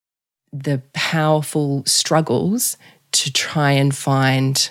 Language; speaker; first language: English; native; English